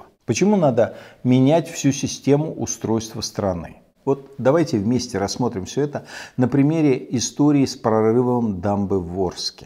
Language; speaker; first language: Russian; native; Russian